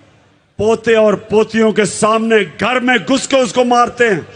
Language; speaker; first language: Urdu; native; Urdu